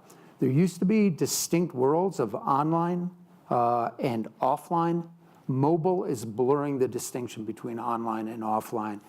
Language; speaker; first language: English; native; English